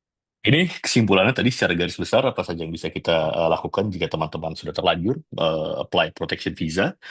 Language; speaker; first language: Indonesian; native; Indonesian